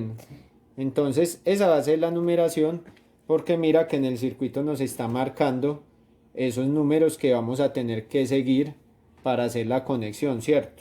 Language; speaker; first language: Spanish; native; Spanish